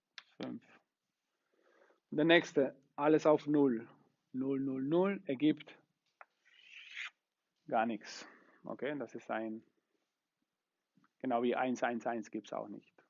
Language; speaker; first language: German; non-native, fluent; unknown